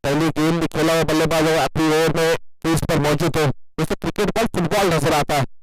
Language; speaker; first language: Hindi; non-native, local second language; Marathi